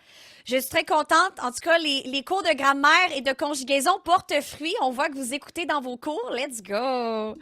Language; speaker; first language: French; native; French